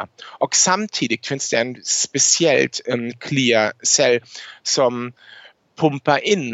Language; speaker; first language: Swedish; non-native, fluent; German